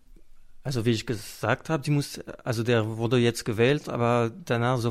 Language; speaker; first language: German; non-native, fluent; French